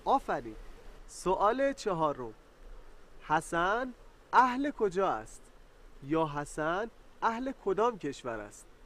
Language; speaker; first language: Persian; non-native, fluent; Arabic